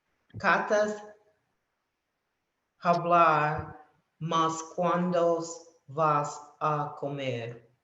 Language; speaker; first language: Spanish; non-native, learner; English